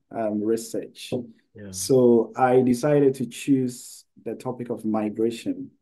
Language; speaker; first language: English; non-native, local second language; Akan